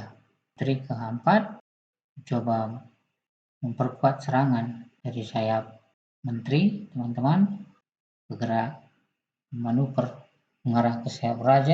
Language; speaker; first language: Indonesian; native; Indonesian